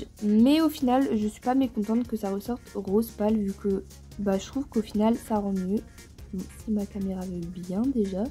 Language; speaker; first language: French; native; French